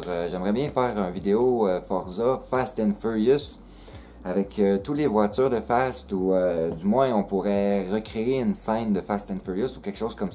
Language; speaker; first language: French; native; French